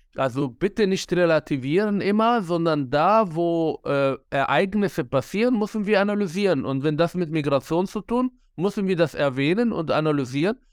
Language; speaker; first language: German; non-native, fluent; Arabic